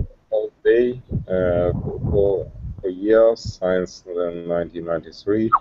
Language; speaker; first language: English; non-native, learner; Russian